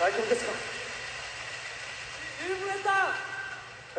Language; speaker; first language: Japanese; non-native, learner; Korean